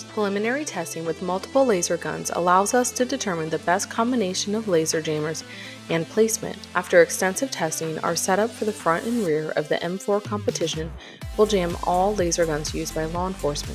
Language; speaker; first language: English; native; English